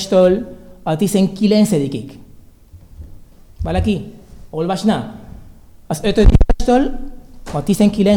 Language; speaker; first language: Hungarian; non-native, learner; Spanish